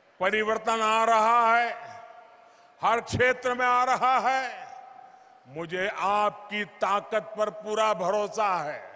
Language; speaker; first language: Hindi; non-native, local second language; Gujarati